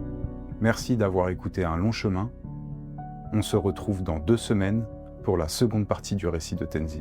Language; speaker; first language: French; native; French